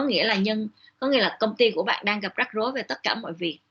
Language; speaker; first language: Vietnamese; native; Vietnamese